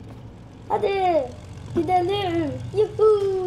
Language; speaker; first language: Turkish; early bilingual, heritage; Turkish